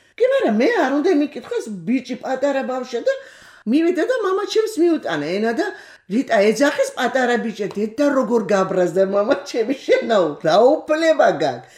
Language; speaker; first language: Georgian; non-native, local second language; Kurdish